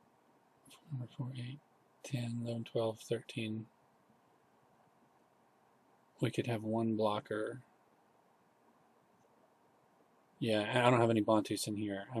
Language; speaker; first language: English; native; English